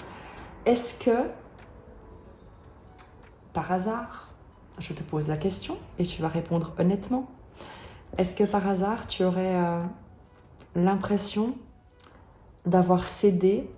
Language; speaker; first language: French; native; French